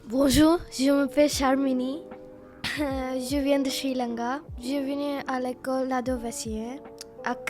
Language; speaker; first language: French; non-native, learner; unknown